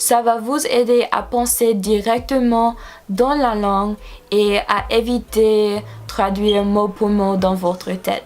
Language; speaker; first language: French; non-native, learner; English